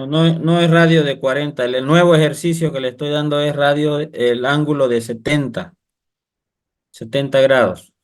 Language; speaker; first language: Spanish; native; Spanish